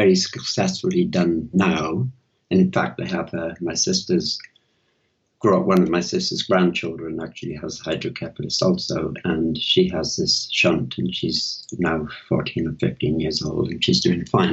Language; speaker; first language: English; native; English